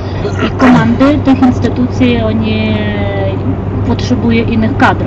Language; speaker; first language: Polish; non-native, learner; Ukrainian